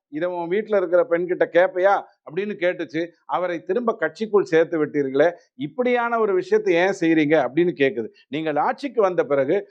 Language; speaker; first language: Tamil; native; Tamil